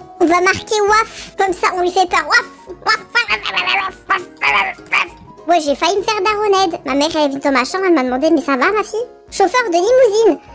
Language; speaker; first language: French; early bilingual, other home language; Polish